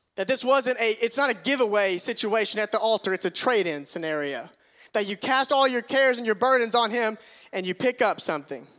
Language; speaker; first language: English; native; English